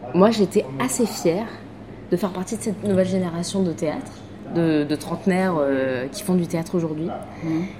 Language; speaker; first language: French; native; French